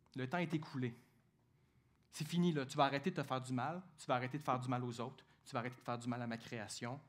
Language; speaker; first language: French; native; French